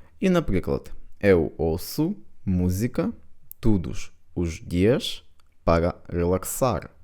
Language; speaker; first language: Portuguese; non-native, fluent; Ukrainian